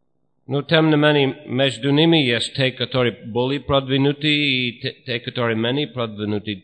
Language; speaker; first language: Russian; non-native, fluent; English